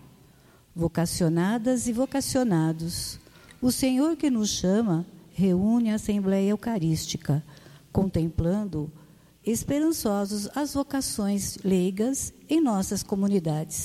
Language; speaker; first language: Portuguese; native; Portuguese